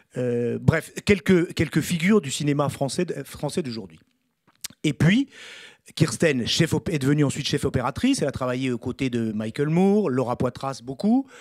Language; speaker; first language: French; native; French